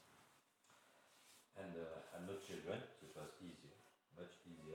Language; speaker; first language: English; non-native, fluent; Arabic